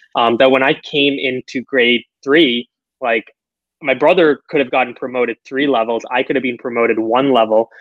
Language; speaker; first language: English; early bilingual, other home language; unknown